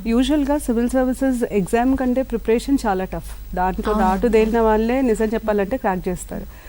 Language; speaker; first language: Telugu; native; Telugu